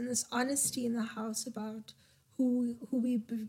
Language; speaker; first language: English; native; English